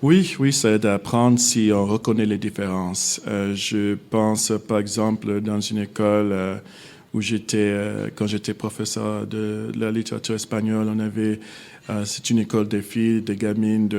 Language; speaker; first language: French; non-native, fluent; English